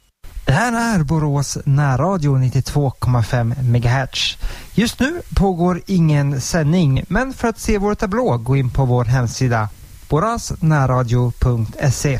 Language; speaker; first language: Swedish; native; Swedish